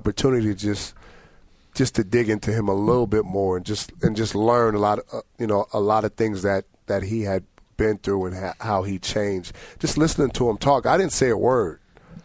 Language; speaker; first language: English; native; English